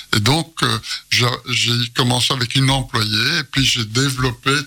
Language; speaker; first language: French; native; French